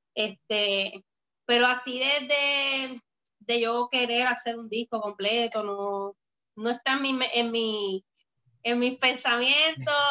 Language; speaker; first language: Spanish; native; Spanish